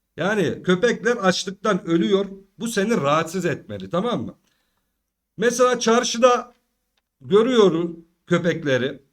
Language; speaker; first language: Turkish; early bilingual, heritage; Turkish